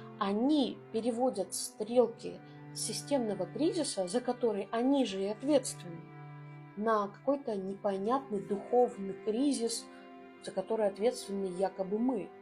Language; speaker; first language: Russian; non-native, local second language; Abkhazian